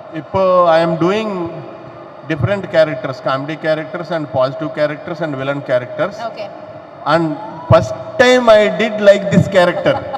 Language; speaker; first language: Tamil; non-native, learner; Telugu